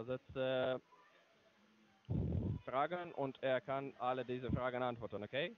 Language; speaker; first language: German; non-native, learner; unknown